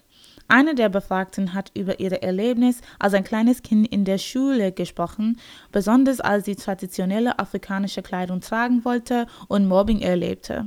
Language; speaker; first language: German; non-native, learner; English